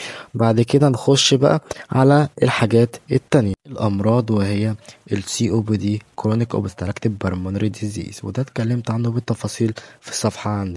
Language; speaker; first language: Arabic; native; Arabic